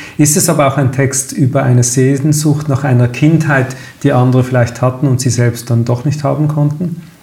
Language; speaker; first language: German; native; German